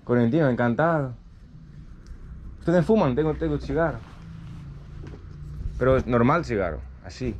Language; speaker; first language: Spanish; non-native, learner; Greek